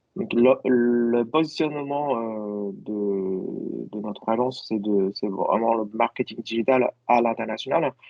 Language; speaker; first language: French; non-native, fluent; Chinese